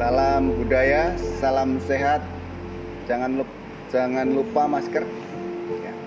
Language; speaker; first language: Indonesian; non-native, local second language; Javanese